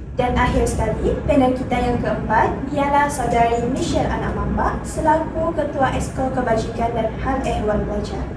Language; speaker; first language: Malay; native; Malay